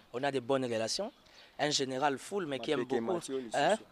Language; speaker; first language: French; non-native, local second language; Lingala